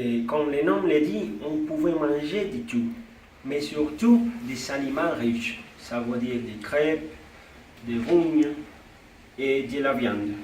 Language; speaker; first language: French; non-native, learner; Spanish